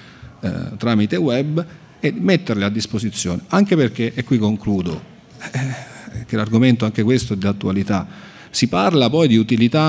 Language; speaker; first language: Italian; native; Italian